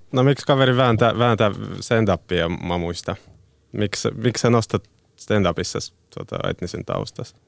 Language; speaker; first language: Finnish; non-native, fluent; Russian